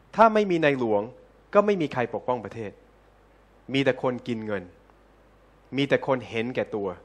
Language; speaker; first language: Thai; early bilingual, heritage; Thai